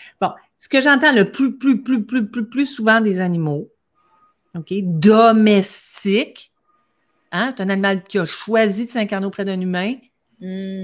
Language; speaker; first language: French; native; French